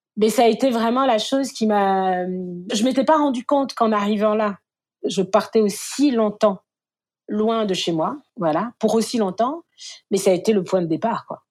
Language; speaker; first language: French; native; French